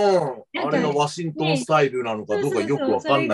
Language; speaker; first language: Japanese; native; Japanese